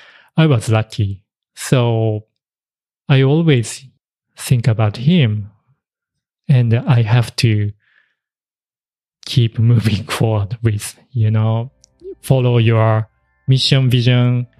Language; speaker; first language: English; non-native, fluent; Japanese